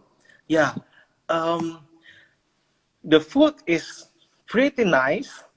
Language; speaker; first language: English; non-native, fluent; Indonesian